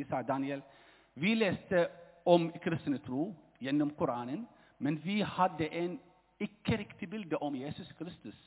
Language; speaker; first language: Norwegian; non-native, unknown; Arabic